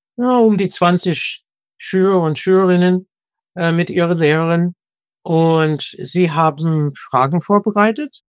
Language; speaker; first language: German; non-native, fluent; English